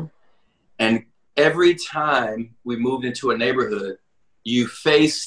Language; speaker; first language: English; native; English